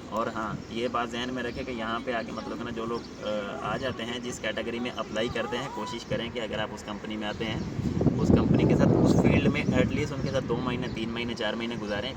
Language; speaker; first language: Urdu; non-native, local second language; Punjabi